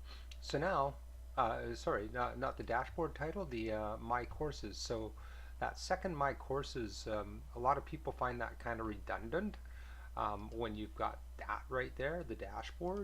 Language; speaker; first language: English; native; English